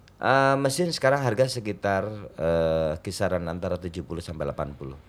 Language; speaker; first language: Indonesian; non-native, local second language; Javanese